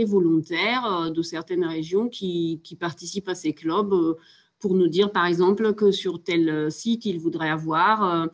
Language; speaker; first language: French; native; French